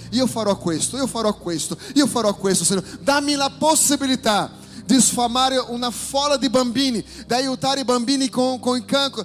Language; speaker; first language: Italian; non-native, fluent; Portuguese